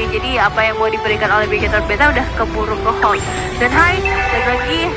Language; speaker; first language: Indonesian; native; Indonesian